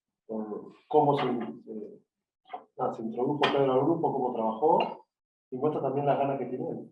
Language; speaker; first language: Spanish; native; Spanish